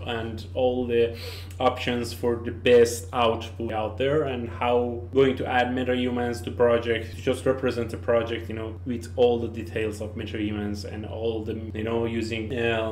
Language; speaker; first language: English; non-native, learner; Persian